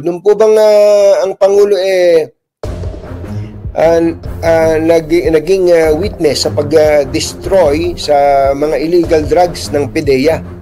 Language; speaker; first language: Filipino; native; Filipino